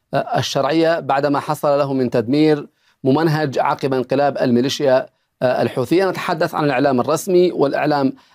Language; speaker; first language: Arabic; native; Arabic